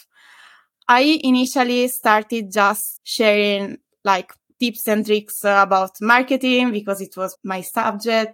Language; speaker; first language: English; non-native, fluent; Italian